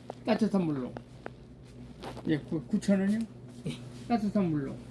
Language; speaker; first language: Korean; native; Korean